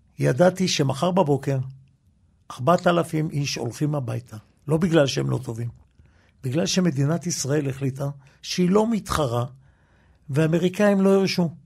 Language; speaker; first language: Hebrew; early bilingual, other home language; Yiddish